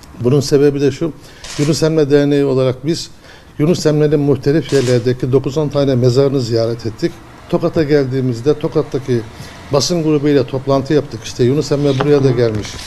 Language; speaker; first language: Turkish; native; Turkish